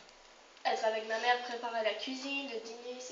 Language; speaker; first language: French; non-native, learner; Spanish